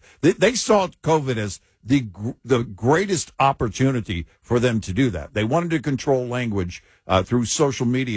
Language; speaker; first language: English; native; English